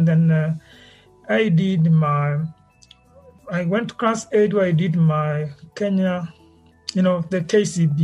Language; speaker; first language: English; non-native, local second language; Gusii